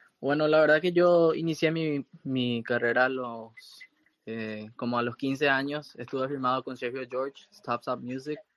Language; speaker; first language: Spanish; early bilingual, heritage; Spanish